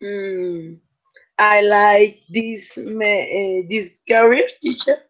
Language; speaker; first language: English; non-native, learner; Spanish